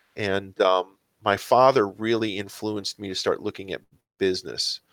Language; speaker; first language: English; native; English